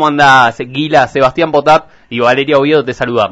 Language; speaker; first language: Spanish; native; Spanish